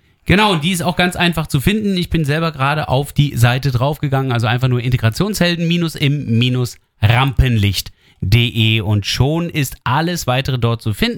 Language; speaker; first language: German; native; German